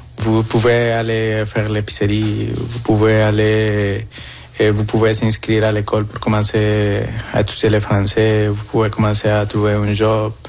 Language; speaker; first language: French; non-native, fluent; Spanish